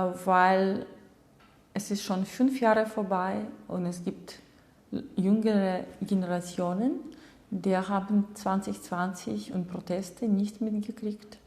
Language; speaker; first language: German; non-native, fluent; Russian